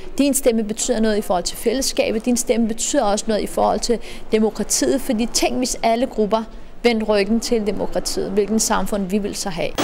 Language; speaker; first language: Danish; non-native, fluent; Arabic